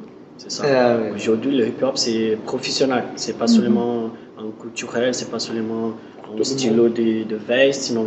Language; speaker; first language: French; non-native, learner; Portuguese